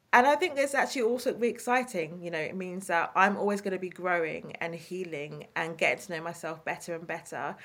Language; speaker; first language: English; native; English